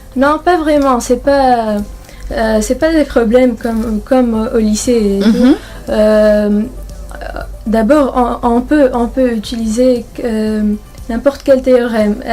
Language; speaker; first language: French; non-native, local second language; Arabic